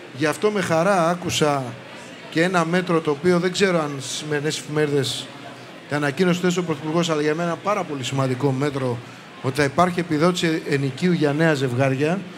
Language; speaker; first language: Greek; native; Greek